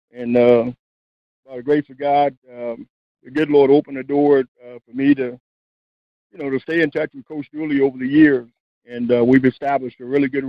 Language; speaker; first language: English; native; English